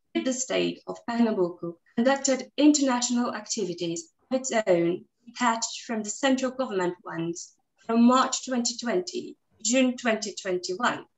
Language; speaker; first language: English; non-native, fluent; Portuguese